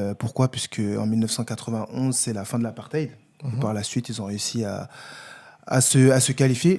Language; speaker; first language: French; native; French